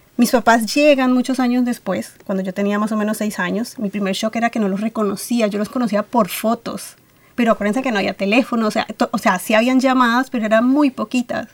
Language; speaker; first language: Spanish; early bilingual, other home language; Russian